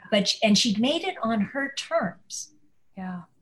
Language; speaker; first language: English; native; English